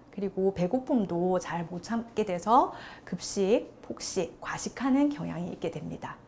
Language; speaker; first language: Korean; native; Korean